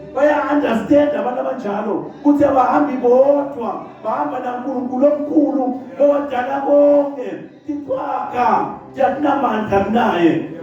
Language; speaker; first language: Zulu; non-native, local second language; Swati